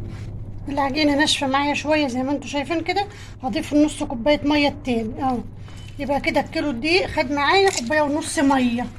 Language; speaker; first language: Arabic; native; Arabic